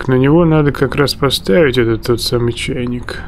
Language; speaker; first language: Russian; native; Russian